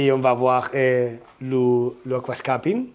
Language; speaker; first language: French; non-native, learner; Spanish